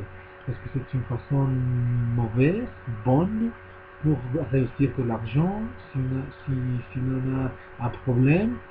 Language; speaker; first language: French; non-native, learner; Spanish